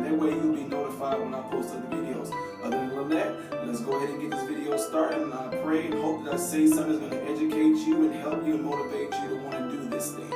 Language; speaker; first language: English; native; English